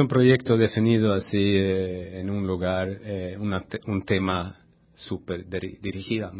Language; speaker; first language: Spanish; non-native, fluent; Swedish